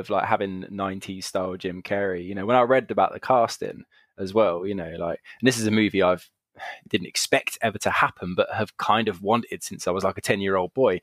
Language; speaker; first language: English; native; English